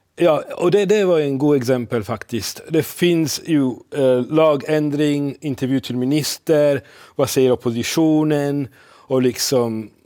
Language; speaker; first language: Swedish; non-native, fluent; Italian